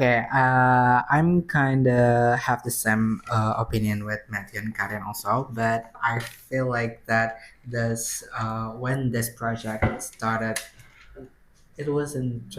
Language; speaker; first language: English; non-native, learner; Indonesian